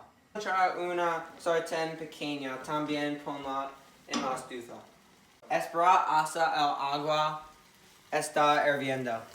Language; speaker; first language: Spanish; non-native, learner; English